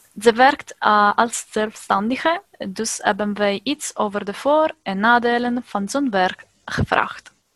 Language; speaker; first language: Dutch; non-native, learner; Italian